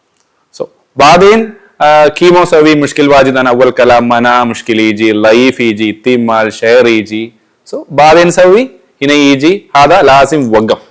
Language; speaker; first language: Arabic; non-native, learner; Malayalam